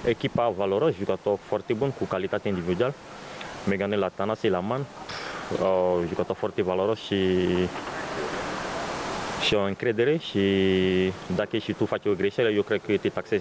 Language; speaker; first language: Romanian; non-native, learner; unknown